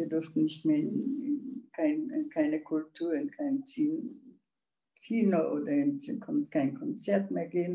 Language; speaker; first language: German; non-native, local second language; Czech